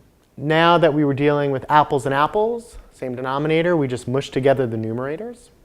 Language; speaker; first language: English; native; English